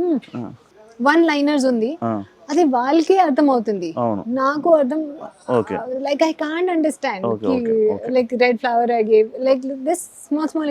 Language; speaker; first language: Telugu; non-native, local second language; Hindi